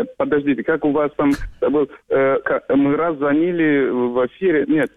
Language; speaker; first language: Russian; non-native, learner; Romanian